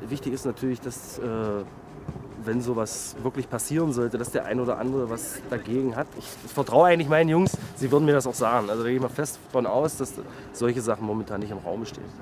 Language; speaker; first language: German; native; German